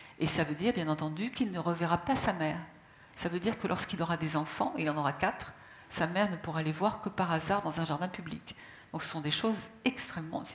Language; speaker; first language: French; native; French